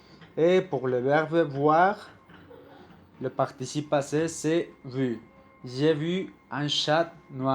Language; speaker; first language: French; non-native, learner; Spanish